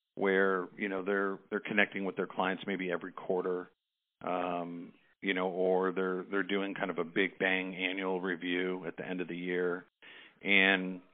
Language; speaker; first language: English; native; English